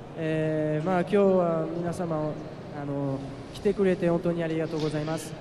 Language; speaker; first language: Japanese; non-native, fluent; French